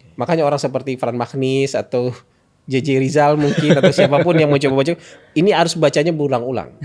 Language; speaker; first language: Indonesian; non-native, local second language; Minangkabau